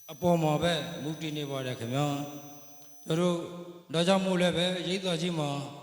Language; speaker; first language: Burmese; native; Burmese